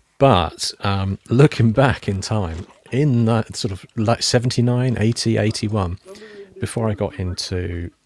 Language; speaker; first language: English; native; English